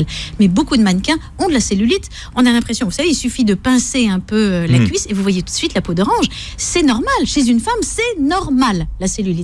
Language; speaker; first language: French; native; French